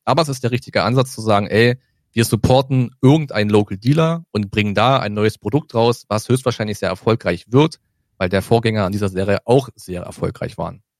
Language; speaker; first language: German; native; German